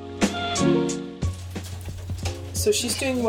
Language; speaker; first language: English; non-native, fluent; German